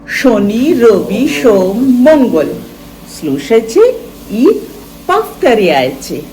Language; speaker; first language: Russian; non-native, fluent; Bangla